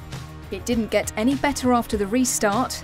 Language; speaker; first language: English; native; English